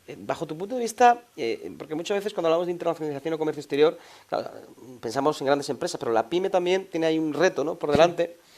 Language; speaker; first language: Spanish; native; Spanish